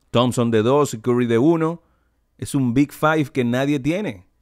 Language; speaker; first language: Spanish; native; Spanish